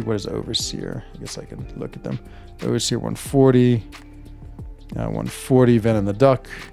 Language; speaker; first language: English; native; English